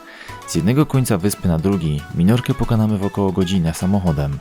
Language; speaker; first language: Polish; native; Polish